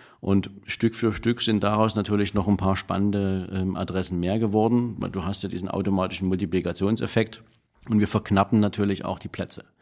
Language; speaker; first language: German; native; German